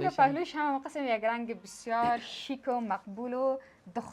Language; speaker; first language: Persian; native; Persian